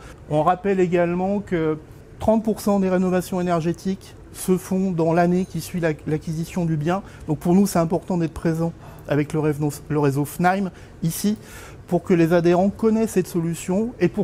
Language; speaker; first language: French; native; French